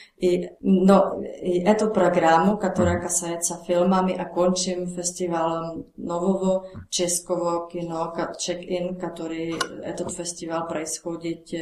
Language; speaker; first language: Russian; non-native, learner; Czech